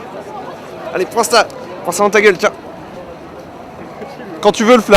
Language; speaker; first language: French; native; French